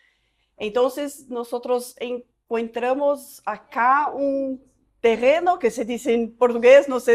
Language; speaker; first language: Spanish; non-native, fluent; Portuguese